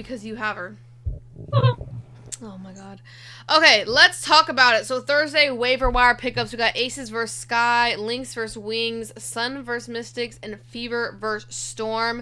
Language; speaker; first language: English; native; English